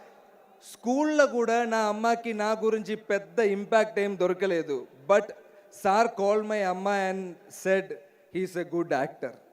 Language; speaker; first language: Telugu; non-native, learner; Malayalam